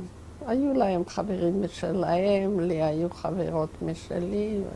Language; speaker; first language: Hebrew; non-native, fluent; Yiddish